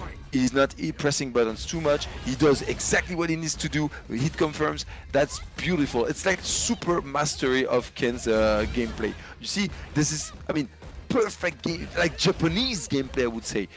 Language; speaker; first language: English; non-native, fluent; French